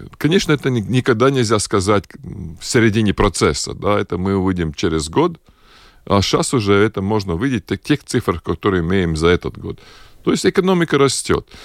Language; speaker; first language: Russian; non-native, local second language; Latvian